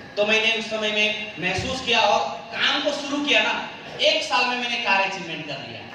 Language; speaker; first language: Hindi; non-native, local second language; Nepali